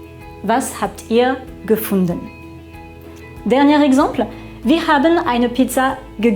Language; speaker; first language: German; non-native, fluent; French